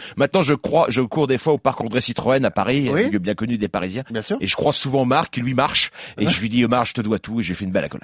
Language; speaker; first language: French; native; French